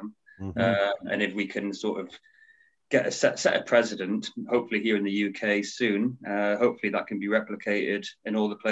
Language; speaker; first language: English; native; English